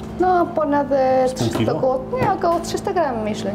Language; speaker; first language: Polish; non-native, learner; Spanish